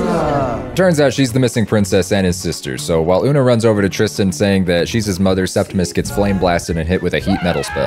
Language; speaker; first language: English; native; English